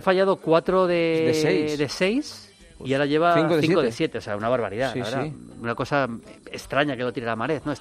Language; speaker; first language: Spanish; native; Spanish